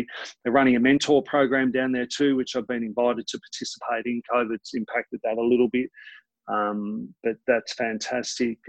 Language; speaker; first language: English; native; English